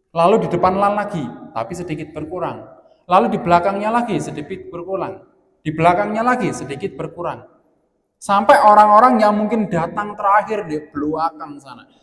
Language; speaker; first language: Indonesian; non-native, local second language; Javanese